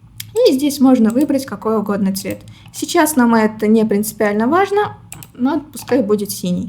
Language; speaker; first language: Russian; native; Russian